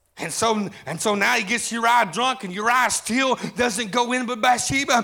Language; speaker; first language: English; native; English